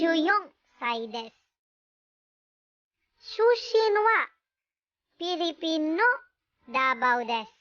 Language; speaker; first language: Japanese; non-native, learner; Filipino